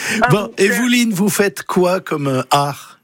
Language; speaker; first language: French; native; French